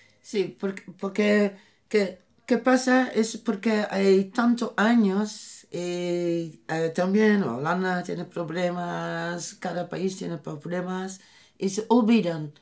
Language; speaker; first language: Spanish; non-native, learner; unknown